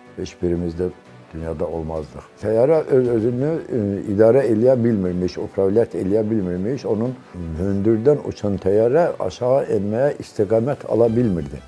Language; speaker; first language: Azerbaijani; non-native, local second language; Avaric